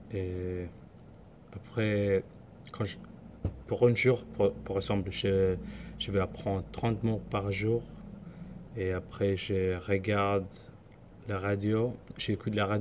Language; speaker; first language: French; non-native, learner; Somali